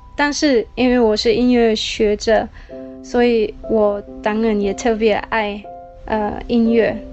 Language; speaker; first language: Chinese; non-native, fluent; German